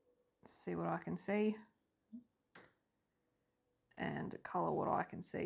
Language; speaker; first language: English; native; English